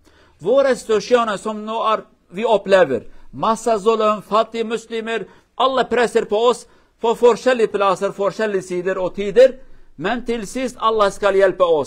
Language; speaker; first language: Norwegian; non-native, learner; Kurdish